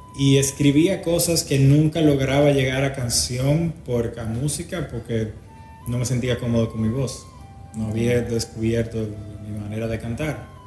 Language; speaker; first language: Spanish; native; Spanish